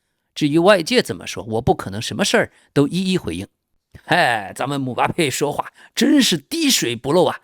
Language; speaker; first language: Chinese; native; Chinese